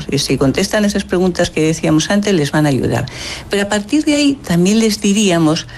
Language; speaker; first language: Spanish; native; Spanish